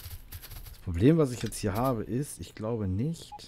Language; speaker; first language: German; native; German